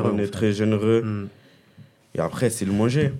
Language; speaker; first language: French; early bilingual, other home language; Kabuverdianu